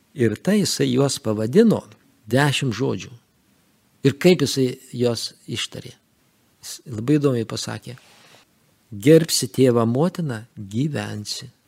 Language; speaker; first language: Lithuanian; native; Lithuanian